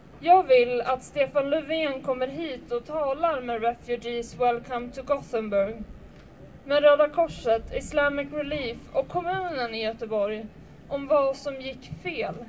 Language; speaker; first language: Swedish; early bilingual, other home language; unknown